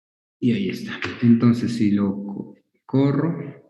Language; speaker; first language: Spanish; native; Spanish